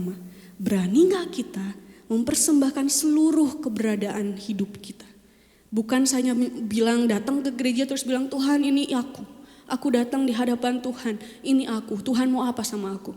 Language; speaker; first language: Indonesian; native; Indonesian